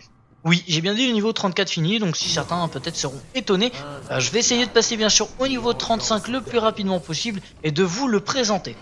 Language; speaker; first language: French; native; French